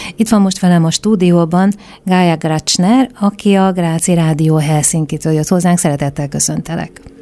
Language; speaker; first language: Hungarian; native; Hungarian